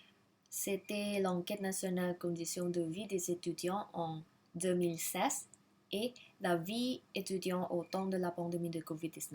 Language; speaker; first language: French; non-native, learner; Thai